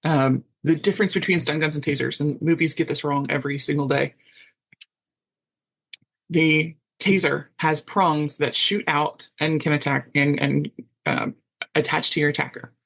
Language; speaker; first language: English; native; English